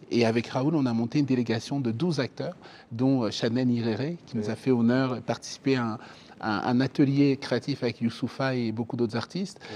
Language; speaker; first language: French; early bilingual, other home language; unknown